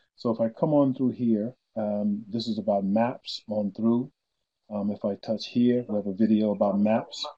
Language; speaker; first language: English; native; English